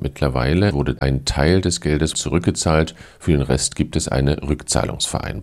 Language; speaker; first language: German; native; German